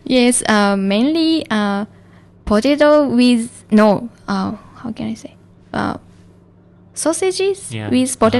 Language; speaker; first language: English; non-native, learner; Japanese